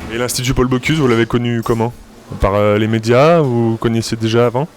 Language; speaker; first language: French; native; French